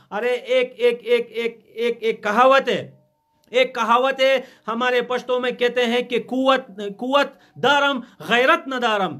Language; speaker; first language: Hindi; non-native, fluent; Pashto